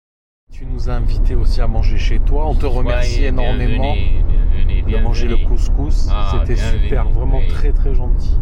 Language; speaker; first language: French; native; French